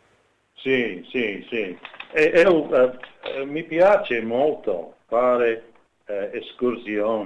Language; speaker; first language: Italian; non-native, learner; English